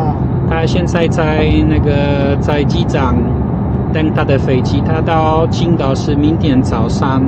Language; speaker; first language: Chinese; non-native, fluent; Polish